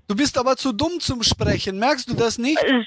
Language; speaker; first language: German; native; German